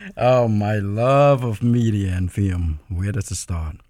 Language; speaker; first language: English; non-native, fluent; Khmer